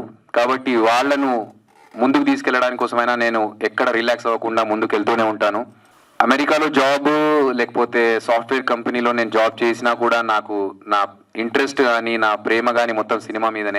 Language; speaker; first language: Telugu; native; Telugu